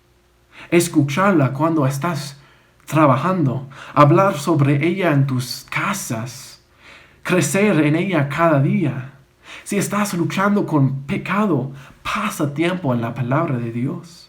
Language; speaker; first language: Spanish; non-native, fluent; English